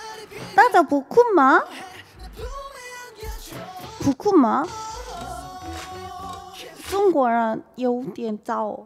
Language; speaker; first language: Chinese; non-native, learner; Korean